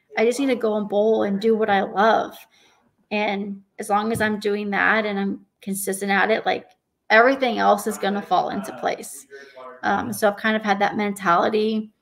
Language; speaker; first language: English; native; English